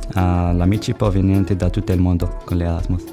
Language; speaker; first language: Italian; non-native, learner; Arabic